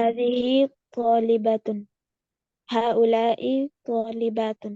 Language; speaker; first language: Arabic; non-native, learner; Urdu